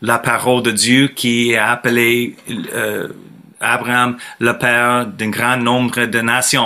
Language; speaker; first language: French; non-native, fluent; English